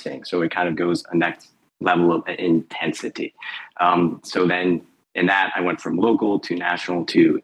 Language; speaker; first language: English; native; English